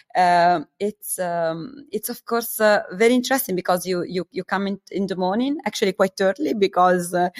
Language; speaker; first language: English; non-native, fluent; Italian